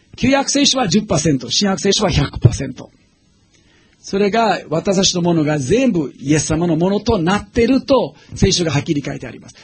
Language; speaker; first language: Japanese; non-native, fluent; English